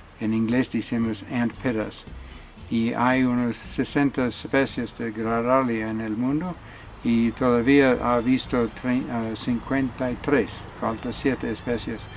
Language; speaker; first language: Spanish; non-native, learner; English